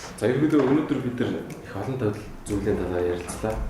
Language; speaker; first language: Mongolian; native; Mongolian